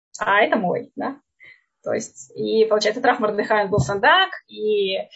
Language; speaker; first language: Russian; native; Russian